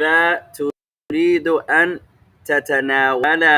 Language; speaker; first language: Arabic; non-native, fluent; English